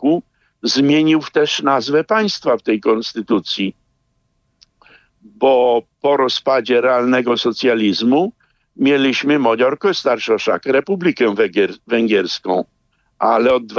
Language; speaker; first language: Polish; native; Polish